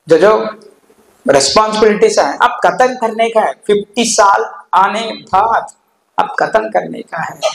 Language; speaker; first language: Hindi; non-native, local second language; Telugu